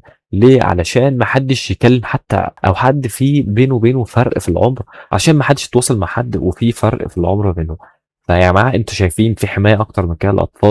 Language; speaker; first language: Arabic; native; Arabic